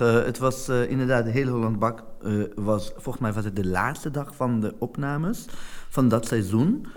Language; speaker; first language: Dutch; non-native, fluent; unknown